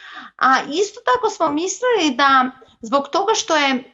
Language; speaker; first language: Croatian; non-native, local second language; Macedonian